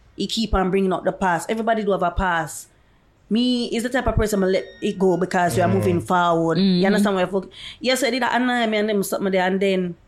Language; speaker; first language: English; non-native, local second language; Jamaican Creole English